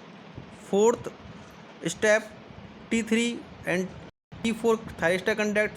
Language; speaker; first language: English; non-native, local second language; Hindi